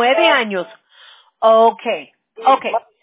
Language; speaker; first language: Spanish; early bilingual, heritage; Spanish